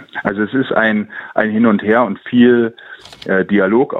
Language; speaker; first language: German; native; German